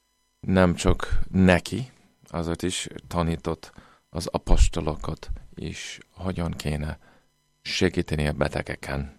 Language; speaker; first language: Hungarian; non-native, fluent; English